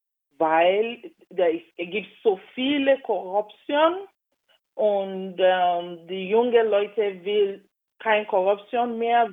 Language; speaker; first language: German; non-native, learner; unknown